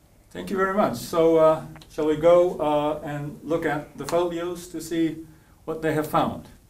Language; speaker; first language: English; non-native, fluent; Japanese